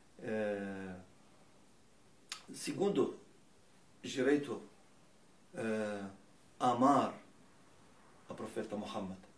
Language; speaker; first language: Portuguese; non-native, learner; Persian